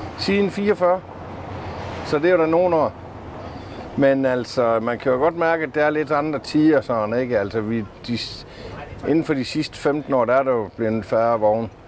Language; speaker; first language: Danish; native; Danish